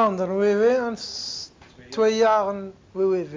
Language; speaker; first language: Dutch; non-native, learner; Arabic